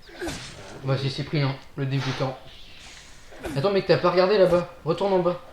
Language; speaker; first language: French; native; French